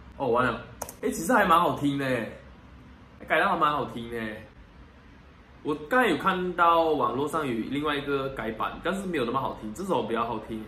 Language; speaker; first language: Chinese; native; Chinese